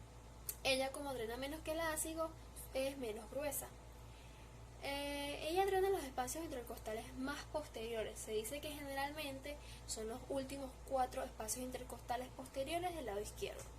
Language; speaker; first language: Spanish; native; Spanish